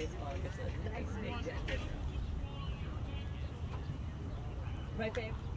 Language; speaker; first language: English; native; English